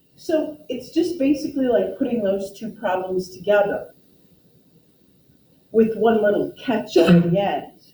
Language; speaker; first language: English; native; English